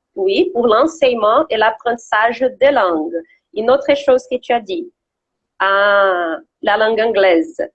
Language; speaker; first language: French; non-native, fluent; Portuguese